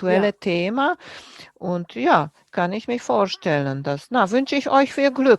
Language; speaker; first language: German; non-native, fluent; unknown